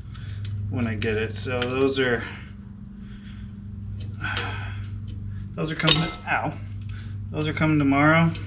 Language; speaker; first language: English; native; English